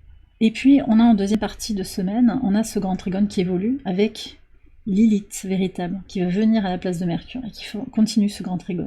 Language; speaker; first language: French; native; French